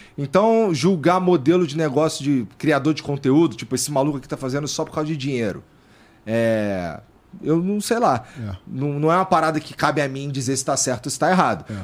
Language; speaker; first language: Portuguese; native; Portuguese